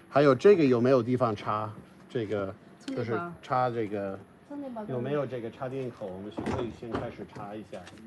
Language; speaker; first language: Chinese; non-native, fluent; English